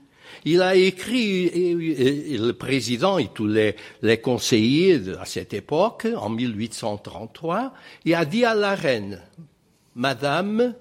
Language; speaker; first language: French; non-native, fluent; Portuguese